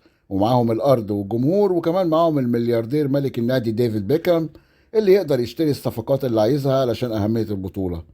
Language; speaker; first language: Arabic; native; Arabic